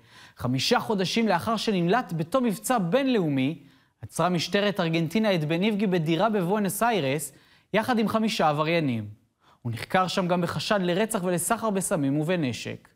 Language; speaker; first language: Hebrew; native; Hebrew